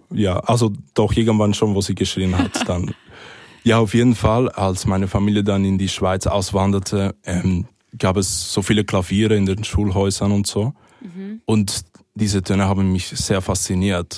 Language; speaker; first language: German; early bilingual, other home language; Spanish